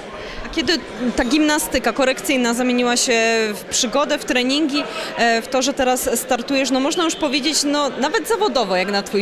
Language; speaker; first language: Polish; native; Polish